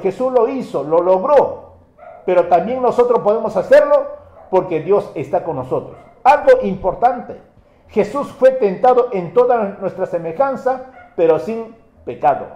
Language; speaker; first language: Spanish; native; Spanish